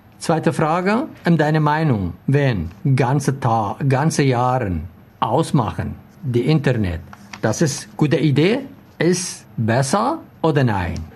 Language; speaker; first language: German; non-native, learner; Arabic